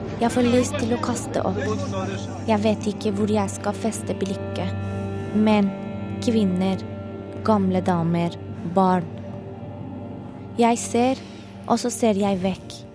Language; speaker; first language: Norwegian; non-native, fluent; Persian